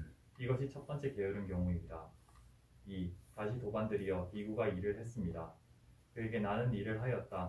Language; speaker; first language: Korean; native; Korean